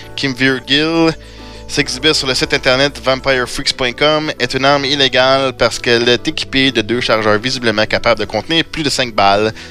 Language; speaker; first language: French; native; French